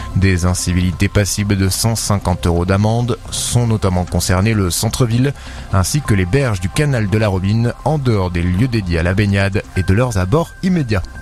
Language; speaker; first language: French; native; French